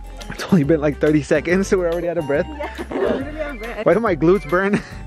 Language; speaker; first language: English; early bilingual, other home language; Spanish